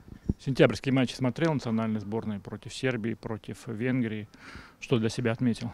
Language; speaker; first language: Russian; native; Russian